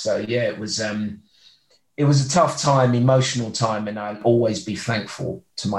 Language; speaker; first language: English; native; English